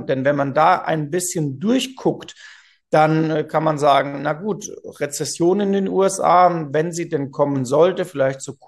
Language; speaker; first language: German; native; German